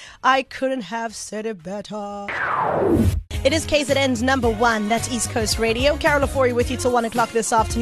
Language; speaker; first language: English; native; English